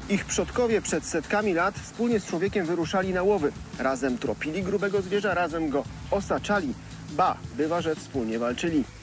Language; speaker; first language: Polish; native; Polish